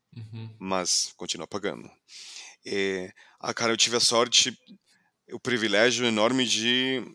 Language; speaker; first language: Portuguese; non-native, fluent; English